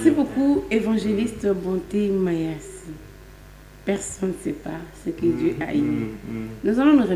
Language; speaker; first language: French; non-native, local second language; Lingala